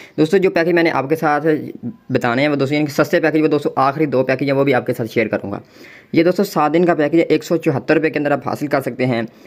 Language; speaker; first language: Urdu; non-native, local second language; Punjabi